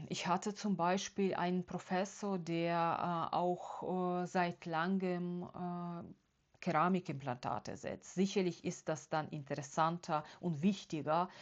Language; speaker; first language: German; non-native, fluent; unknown